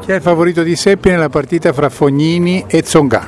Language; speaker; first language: Italian; native; Italian